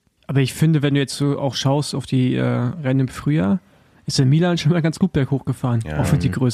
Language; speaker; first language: German; native; German